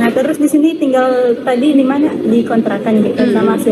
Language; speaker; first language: Indonesian; native; Indonesian